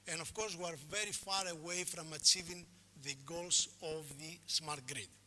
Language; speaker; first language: English; non-native, fluent; Greek